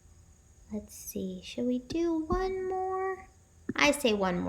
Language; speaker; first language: English; native; English